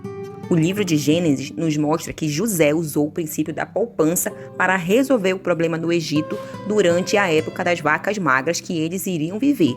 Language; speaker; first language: Portuguese; native; Portuguese